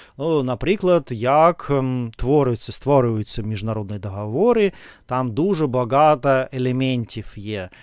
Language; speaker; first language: Ukrainian; non-native, learner; Russian